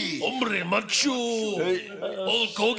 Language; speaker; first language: Spanish; non-native, learner; English